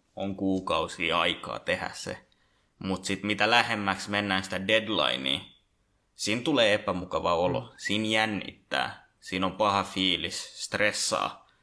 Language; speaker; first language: Finnish; early bilingual, other home language; Bangla